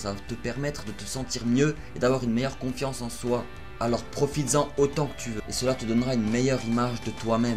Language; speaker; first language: French; native; French